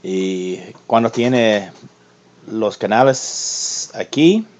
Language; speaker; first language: Spanish; non-native, learner; English